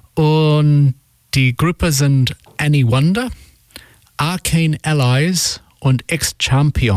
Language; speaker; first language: German; non-native, learner; English